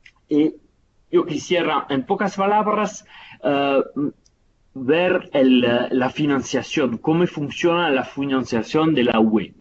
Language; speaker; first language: Spanish; non-native, fluent; Italian